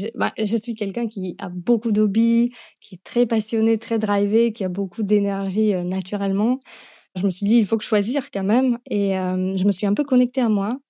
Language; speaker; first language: French; non-native, fluent; Slovak